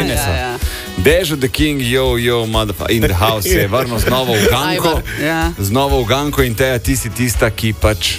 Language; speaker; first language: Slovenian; native; Slovenian